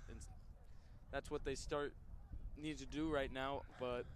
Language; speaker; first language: English; native; English